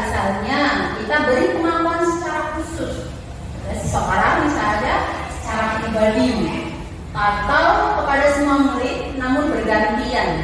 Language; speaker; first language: Indonesian; native; Indonesian